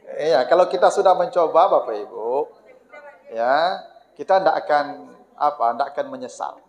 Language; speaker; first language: Malay; non-native, local second language; Minangkabau